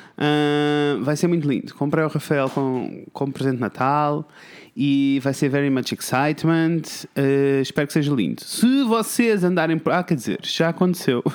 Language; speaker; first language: Portuguese; native; Portuguese